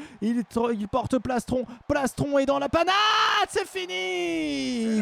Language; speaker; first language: French; native; French